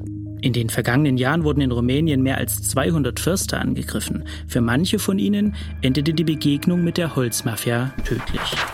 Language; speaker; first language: German; native; German